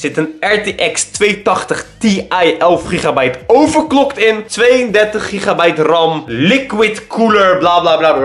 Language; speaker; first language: Dutch; native; Dutch